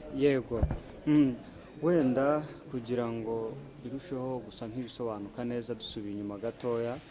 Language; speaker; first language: Kinyarwanda; native; Kinyarwanda